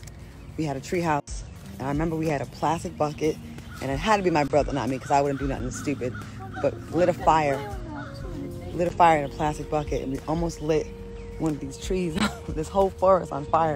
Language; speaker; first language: English; native; English